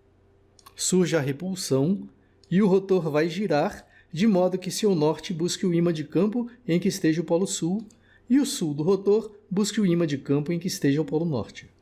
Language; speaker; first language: Portuguese; native; Portuguese